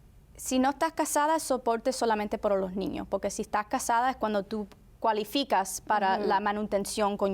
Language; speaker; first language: Spanish; early bilingual, heritage; Spanish